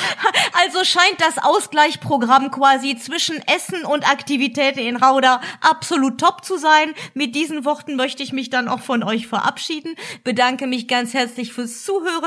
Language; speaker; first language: German; native; German